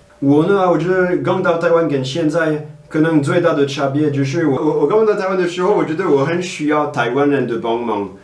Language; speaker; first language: Chinese; non-native, fluent; French